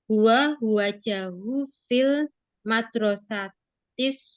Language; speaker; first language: Arabic; non-native, learner; Indonesian